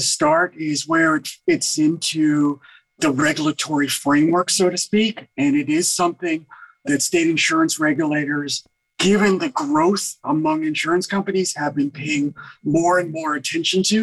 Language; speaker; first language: English; native; English